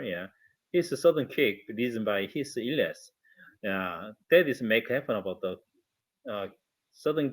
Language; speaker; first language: English; non-native, learner; Korean